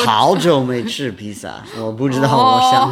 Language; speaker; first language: Chinese; non-native, learner; English